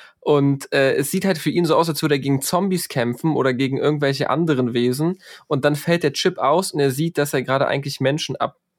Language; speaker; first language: German; native; German